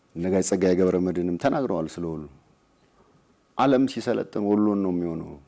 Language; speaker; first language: Amharic; native; Amharic